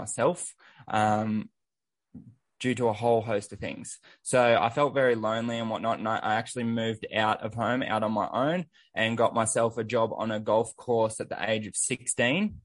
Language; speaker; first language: English; native; English